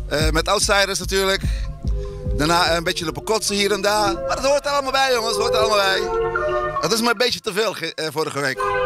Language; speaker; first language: Dutch; native; Dutch